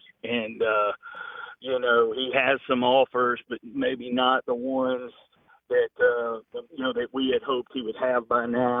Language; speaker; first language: English; native; English